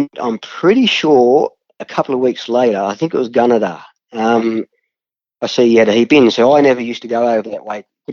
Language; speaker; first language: English; native; English